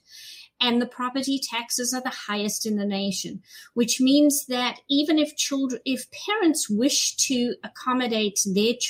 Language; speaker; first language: English; native; English